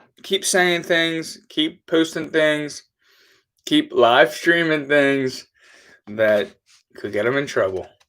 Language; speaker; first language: English; native; English